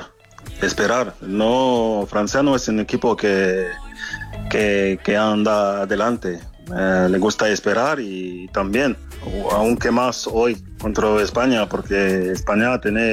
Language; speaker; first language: Spanish; non-native, fluent; French